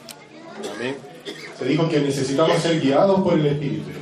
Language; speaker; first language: Spanish; native; Spanish